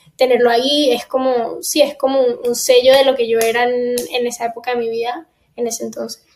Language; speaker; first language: Spanish; native; Spanish